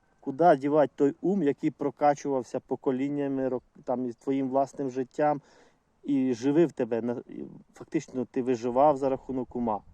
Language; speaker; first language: Ukrainian; non-native, local second language; Russian